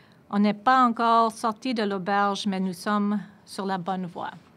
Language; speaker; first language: French; non-native, fluent; English